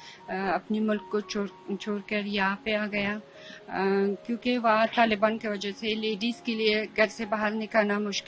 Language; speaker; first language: Hindi; non-native, fluent; Persian